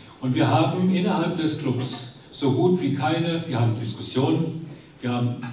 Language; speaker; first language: German; native; German